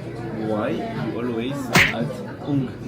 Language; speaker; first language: English; non-native, fluent; French